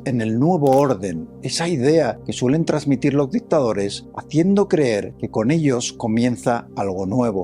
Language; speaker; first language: Spanish; native; Spanish